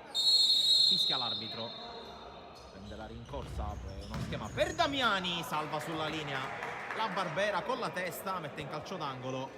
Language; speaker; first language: Italian; native; Italian